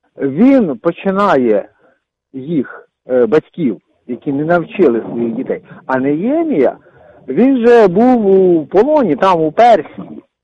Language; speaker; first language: Ukrainian; non-native, local second language; Russian